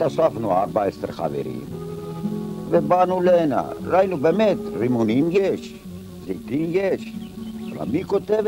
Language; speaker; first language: Hebrew; non-native, fluent; Ladino